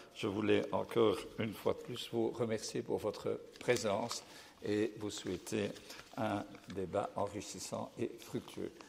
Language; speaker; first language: French; native; French